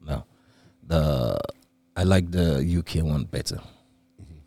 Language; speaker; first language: English; non-native, local second language; Igbo